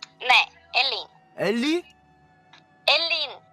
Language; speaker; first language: Korean; non-native, learner; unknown